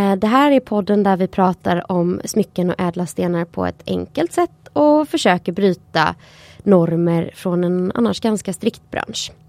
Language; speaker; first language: Swedish; native; Swedish